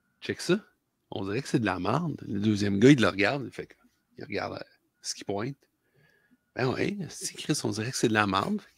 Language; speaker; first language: French; native; French